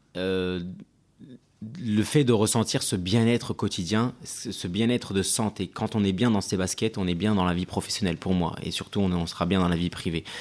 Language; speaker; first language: French; early bilingual, other home language; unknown